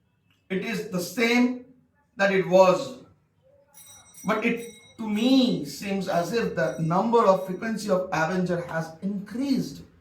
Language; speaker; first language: English; non-native, local second language; Bangla